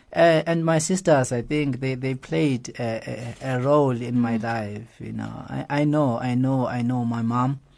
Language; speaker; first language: English; non-native, local second language; Zulu